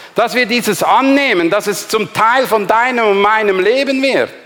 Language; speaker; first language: German; native; German